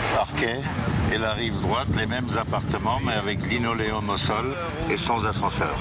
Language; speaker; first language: French; native; French